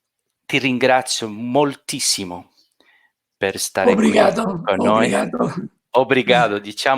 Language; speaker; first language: Italian; non-native, fluent; Portuguese